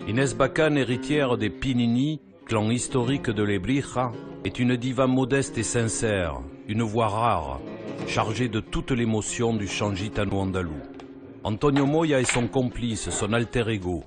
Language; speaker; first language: French; native; French